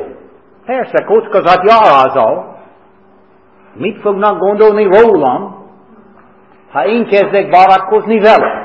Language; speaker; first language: Hungarian; non-native, fluent; English